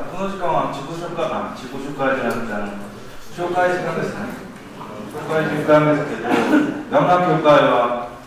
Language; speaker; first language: Japanese; non-native, learner; Korean